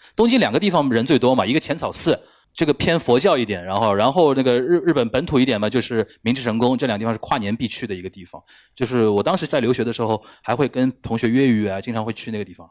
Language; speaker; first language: Chinese; native; Chinese